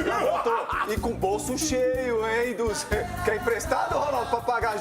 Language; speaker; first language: Portuguese; native; Portuguese